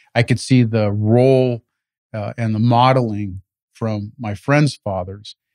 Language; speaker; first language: English; native; English